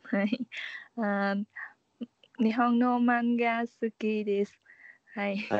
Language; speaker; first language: Japanese; non-native, learner; Vietnamese